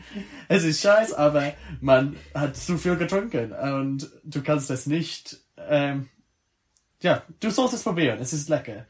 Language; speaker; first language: German; non-native, learner; English